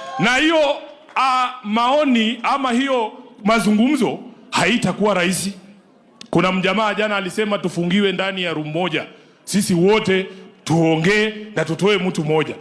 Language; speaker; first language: Swahili; non-native, local second language; Luyia